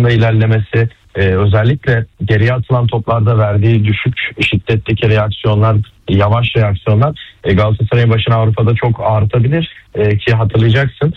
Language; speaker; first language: Turkish; native; Turkish